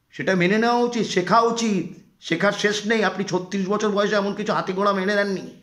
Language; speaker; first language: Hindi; non-native, local second language; Bangla